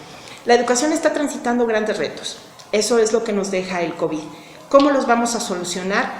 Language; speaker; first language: Spanish; native; Spanish